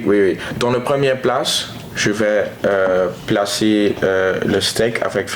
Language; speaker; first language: French; non-native, learner; Dutch